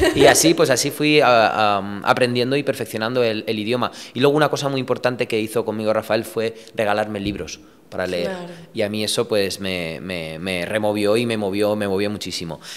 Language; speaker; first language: Spanish; early bilingual, other home language; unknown